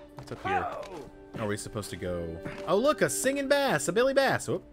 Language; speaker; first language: English; native; English